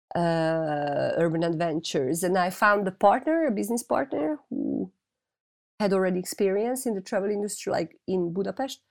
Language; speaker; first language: English; non-native, fluent; Hungarian